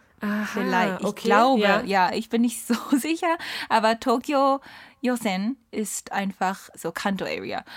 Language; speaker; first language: German; non-native, learner; Japanese